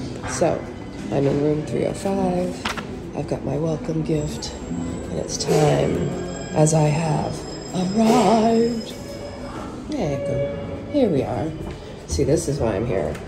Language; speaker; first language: English; native; English